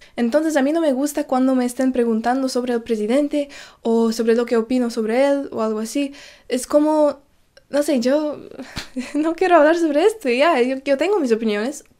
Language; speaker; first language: Spanish; non-native, fluent; Russian